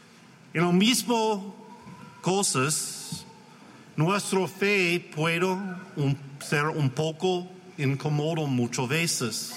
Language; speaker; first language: Spanish; non-native, learner; English